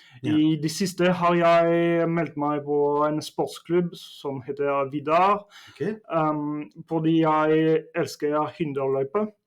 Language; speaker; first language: Norwegian; non-native, fluent; French